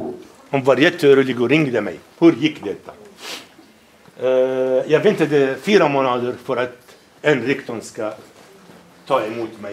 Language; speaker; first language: Swedish; non-native, fluent; Arabic